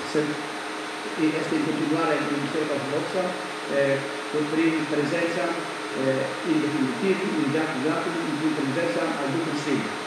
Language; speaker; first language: Romanian; non-native, learner; Greek